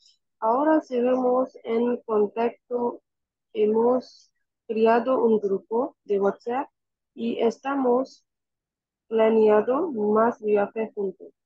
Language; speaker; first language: Spanish; non-native, learner; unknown